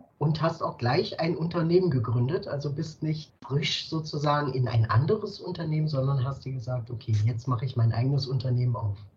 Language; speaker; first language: German; native; German